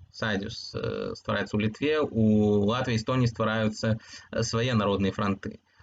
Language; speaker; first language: Belarusian; native; Belarusian